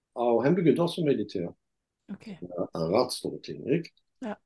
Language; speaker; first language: Danish; non-native, fluent; Dutch